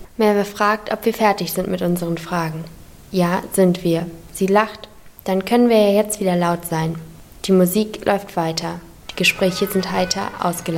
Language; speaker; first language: German; native; German